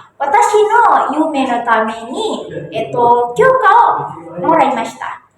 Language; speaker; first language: Japanese; non-native, learner; Indonesian